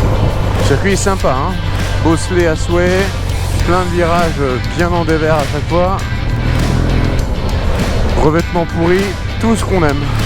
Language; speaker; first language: French; native; French